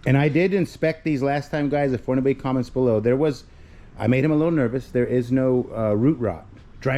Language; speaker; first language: English; native; English